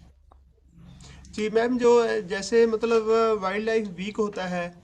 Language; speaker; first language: Hindi; non-native, local second language; Punjabi